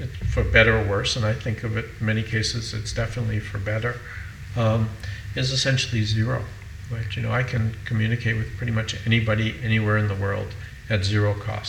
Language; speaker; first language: English; native; English